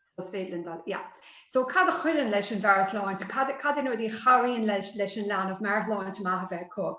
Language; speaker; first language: Irish; native; Irish